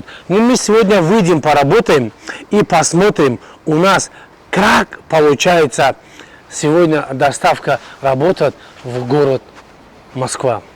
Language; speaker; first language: Russian; non-native, fluent; Tajik